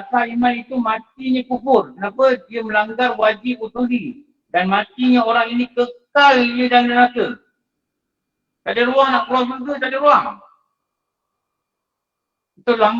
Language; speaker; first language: Malay; native; Malay